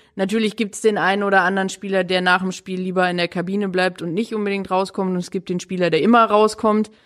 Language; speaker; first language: German; native; German